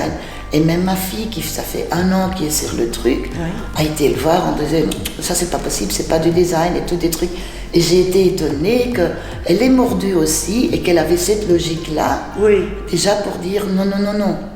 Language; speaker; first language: French; non-native, fluent; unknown